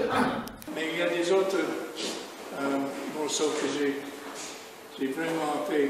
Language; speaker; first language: French; non-native, fluent; English